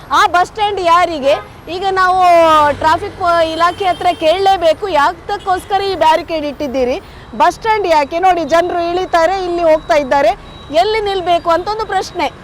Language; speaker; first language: Kannada; native; Kannada